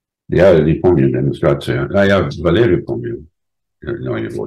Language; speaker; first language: Russian; non-native, fluent; English